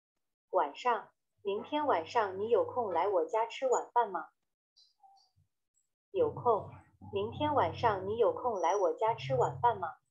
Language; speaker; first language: Chinese; non-native, learner; Vietnamese